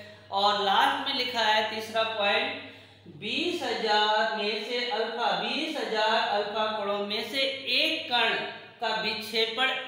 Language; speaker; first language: Hindi; native; Hindi